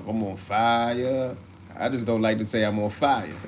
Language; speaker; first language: English; native; English